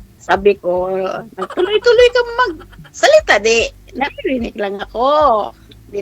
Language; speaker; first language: Filipino; non-native, local second language; Chavacano